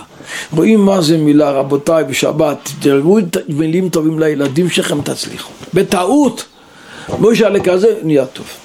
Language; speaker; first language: Hebrew; non-native, local second language; Yiddish